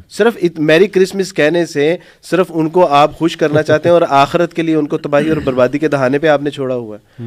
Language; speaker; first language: Urdu; non-native, local second language; Punjabi